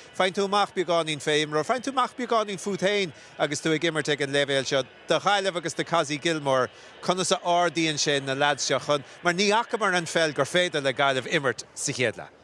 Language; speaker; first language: Irish; native; Irish